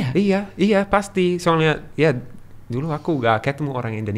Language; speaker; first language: Indonesian; non-native, learner; English